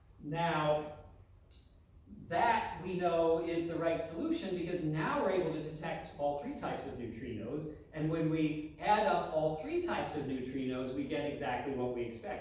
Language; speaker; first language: English; native; English